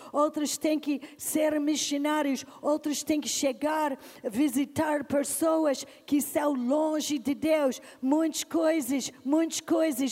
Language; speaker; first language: Portuguese; non-native, learner; English